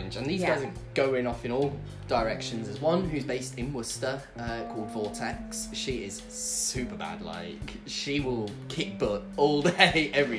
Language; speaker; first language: English; native; English